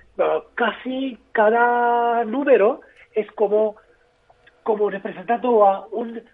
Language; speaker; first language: Spanish; non-native, fluent; Hindi